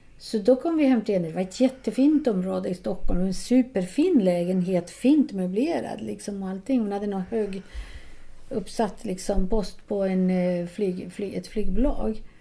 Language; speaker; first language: Swedish; non-native, fluent; Spanish